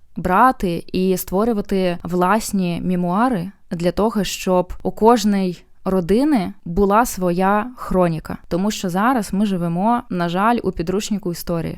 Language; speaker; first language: Ukrainian; non-native, local second language; Russian